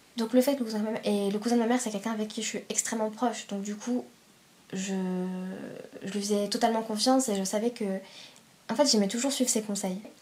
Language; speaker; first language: French; early bilingual, other home language; Persian